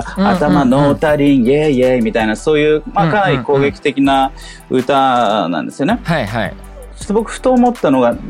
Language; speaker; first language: Japanese; early bilingual, heritage; German